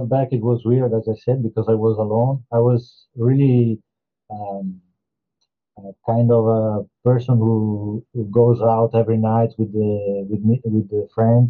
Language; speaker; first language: English; non-native, fluent; Italian